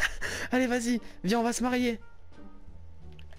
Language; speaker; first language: French; native; French